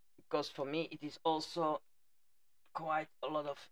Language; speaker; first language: English; non-native, fluent; Dutch